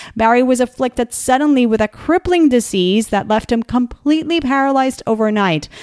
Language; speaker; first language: English; non-native, fluent; Spanish